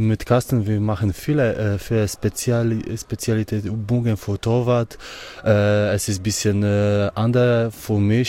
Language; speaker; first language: German; non-native, learner; Polish